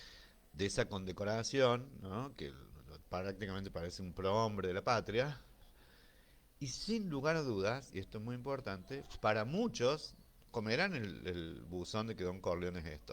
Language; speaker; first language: Spanish; native; Spanish